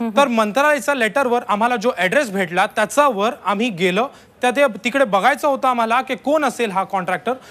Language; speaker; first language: Marathi; non-native, local second language; Hindi